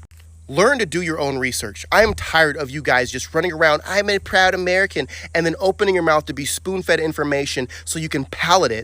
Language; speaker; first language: English; native; English